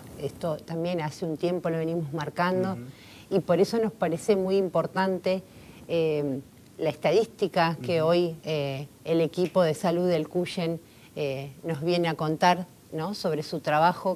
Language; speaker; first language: Spanish; native; Spanish